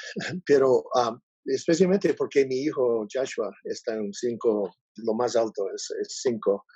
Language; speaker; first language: Spanish; non-native, learner; English